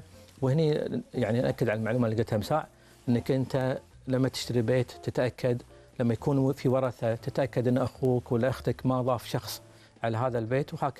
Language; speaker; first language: Arabic; native; Arabic